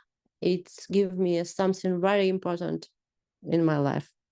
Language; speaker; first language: English; non-native, learner; Ukrainian